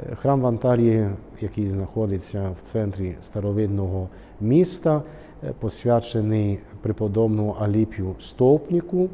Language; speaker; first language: Ukrainian; early bilingual, heritage; Ukrainian